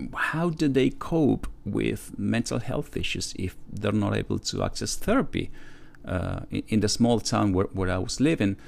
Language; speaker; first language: English; non-native, fluent; Spanish